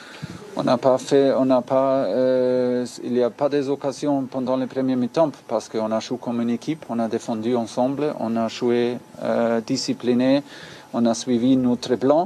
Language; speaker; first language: French; non-native, learner; German